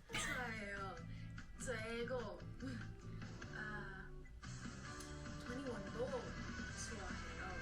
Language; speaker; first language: Korean; non-native, learner; English